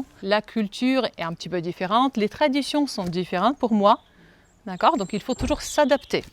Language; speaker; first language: French; non-native, fluent; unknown